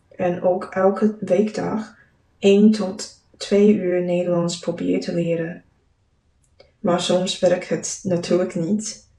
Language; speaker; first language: Dutch; non-native, learner; Chinese